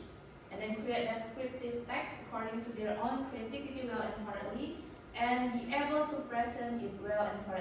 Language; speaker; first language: English; non-native, learner; Indonesian